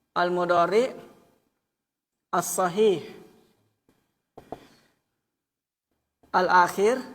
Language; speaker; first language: Arabic; non-native, fluent; Indonesian